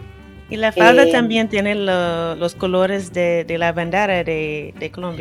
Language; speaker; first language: Spanish; non-native, fluent; English